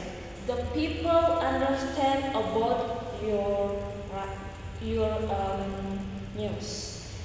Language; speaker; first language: English; non-native, learner; Indonesian